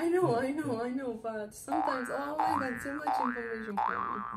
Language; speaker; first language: English; non-native, learner; Japanese